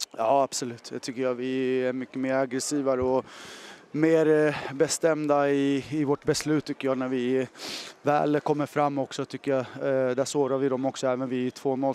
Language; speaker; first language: Swedish; native; Swedish